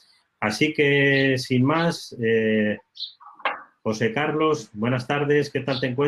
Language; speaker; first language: Spanish; native; Spanish